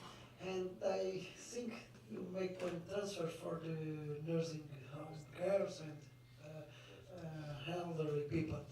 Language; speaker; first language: English; non-native, fluent; Portuguese